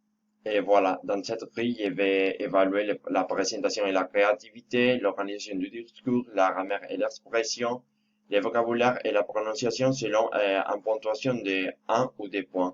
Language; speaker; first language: French; non-native, fluent; Spanish